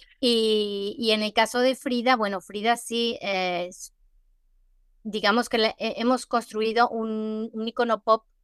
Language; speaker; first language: Spanish; native; Spanish